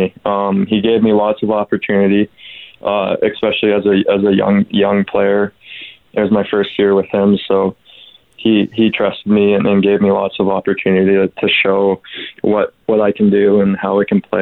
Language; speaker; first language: English; native; English